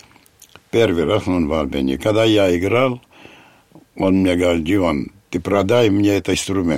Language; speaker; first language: Russian; non-native, fluent; Armenian